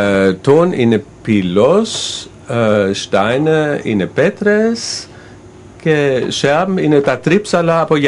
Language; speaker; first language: Greek; non-native, fluent; German